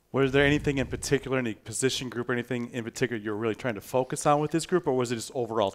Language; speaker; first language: English; native; English